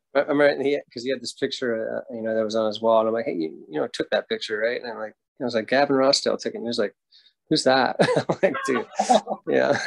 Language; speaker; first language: English; native; English